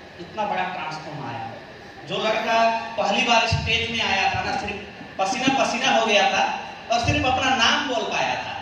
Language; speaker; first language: Hindi; non-native, local second language; Nepali